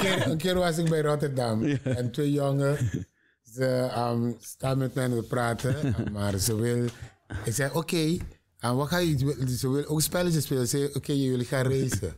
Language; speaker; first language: Dutch; non-native, learner; Papiamento